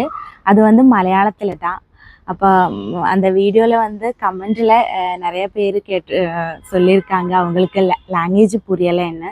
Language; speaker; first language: Tamil; non-native, learner; Malayalam